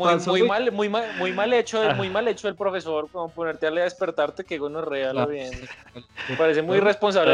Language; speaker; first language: Spanish; native; Spanish